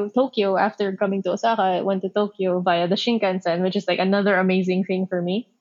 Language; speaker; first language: English; non-native, local second language; Filipino